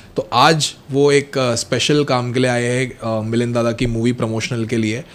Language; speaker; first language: Hindi; non-native, local second language; Marathi